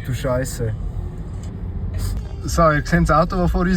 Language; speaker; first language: German; native; German